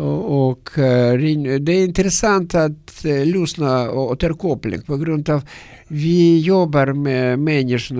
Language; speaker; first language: Swedish; non-native, learner; Russian